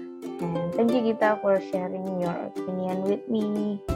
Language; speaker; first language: English; non-native, learner; Indonesian